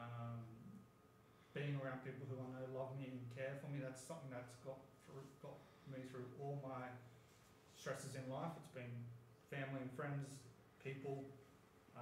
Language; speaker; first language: English; native; English